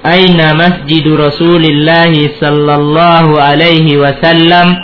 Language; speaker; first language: Arabic; non-native, fluent; Indonesian